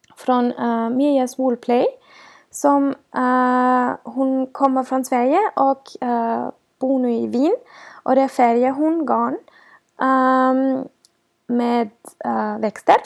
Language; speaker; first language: Swedish; non-native, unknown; German